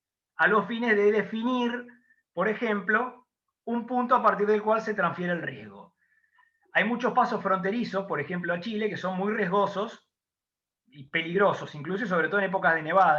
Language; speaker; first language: Spanish; native; Spanish